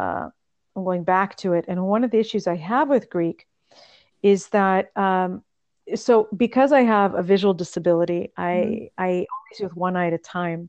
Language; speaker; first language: English; early bilingual, other home language; Russian